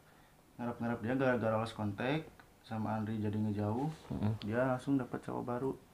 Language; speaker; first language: Indonesian; non-native, local second language; Sundanese